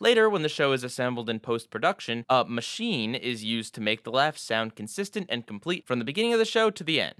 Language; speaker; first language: English; native; English